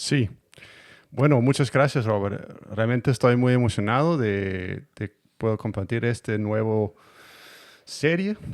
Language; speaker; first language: Spanish; non-native, learner; Danish